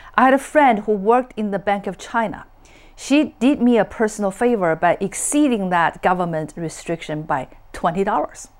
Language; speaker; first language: English; non-native, fluent; Chinese